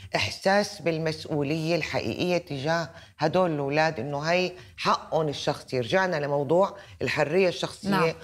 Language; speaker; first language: Arabic; native; Arabic